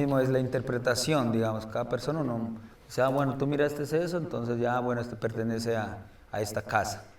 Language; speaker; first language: Spanish; native; Spanish